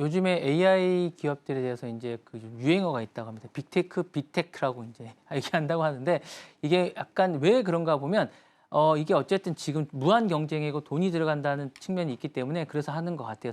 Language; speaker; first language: Korean; native; Korean